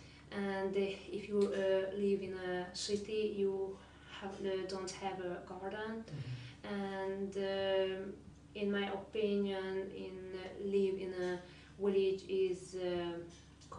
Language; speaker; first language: English; non-native, learner; Hungarian